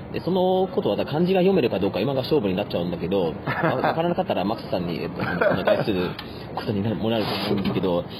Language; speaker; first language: Japanese; non-native, fluent; German